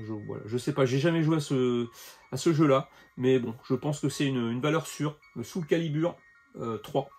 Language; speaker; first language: French; native; French